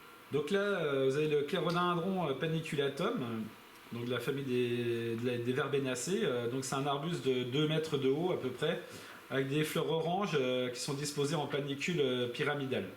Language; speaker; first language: French; native; French